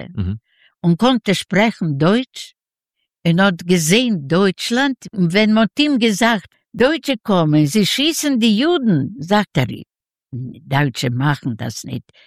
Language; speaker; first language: German; non-native, learner; Yiddish